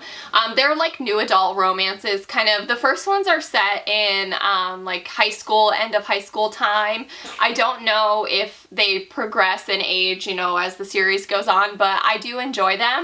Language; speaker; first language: English; native; English